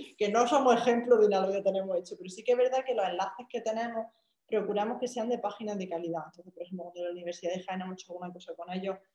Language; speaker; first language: Spanish; native; Spanish